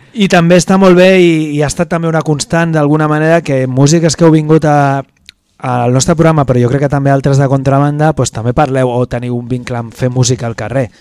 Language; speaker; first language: Catalan; native; Catalan